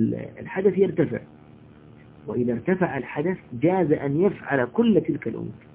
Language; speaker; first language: Arabic; native; Arabic